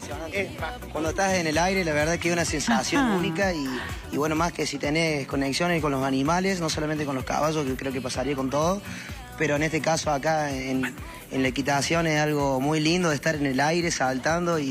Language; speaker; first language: Spanish; native; Spanish